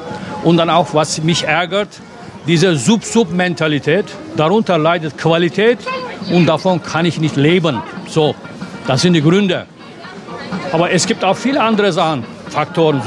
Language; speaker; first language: German; non-native, fluent; Turkish